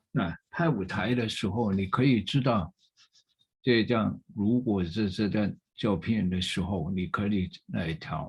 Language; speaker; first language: Chinese; non-native, fluent; English